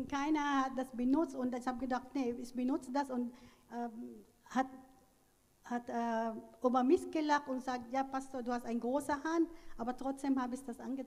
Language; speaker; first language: German; non-native, fluent; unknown